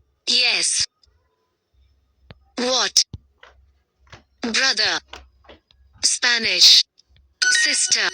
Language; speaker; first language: English; non-native, learner; Hindi